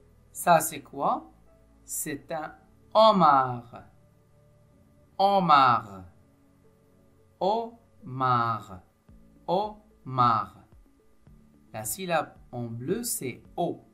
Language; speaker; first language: French; non-native, local second language; Arabic